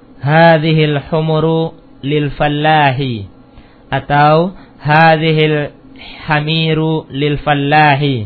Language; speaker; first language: Arabic; non-native, fluent; Indonesian